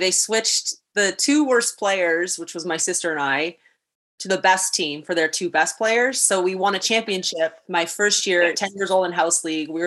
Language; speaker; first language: English; native; English